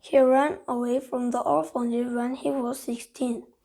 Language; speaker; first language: English; non-native, fluent; Korean